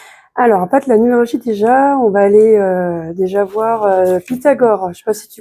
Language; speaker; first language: French; native; French